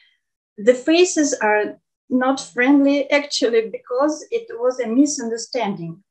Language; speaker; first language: English; non-native, fluent; Russian